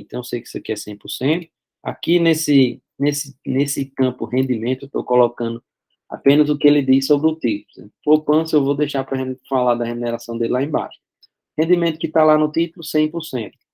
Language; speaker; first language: Portuguese; native; Portuguese